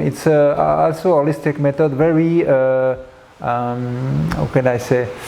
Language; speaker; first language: English; non-native, learner; French